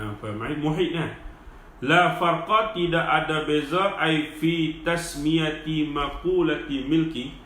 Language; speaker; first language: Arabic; non-native, fluent; Malay